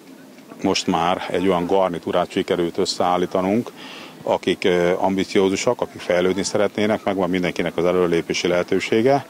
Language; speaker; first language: Hungarian; native; Hungarian